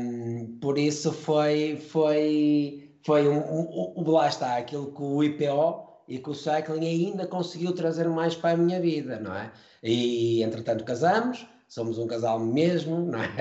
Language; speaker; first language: Portuguese; native; Portuguese